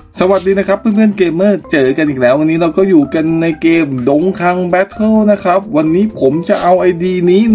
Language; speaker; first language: Thai; native; Thai